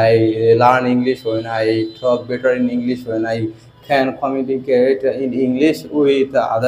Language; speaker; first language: English; non-native, learner; Bangla